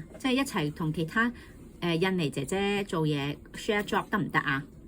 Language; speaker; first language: Cantonese; native; Cantonese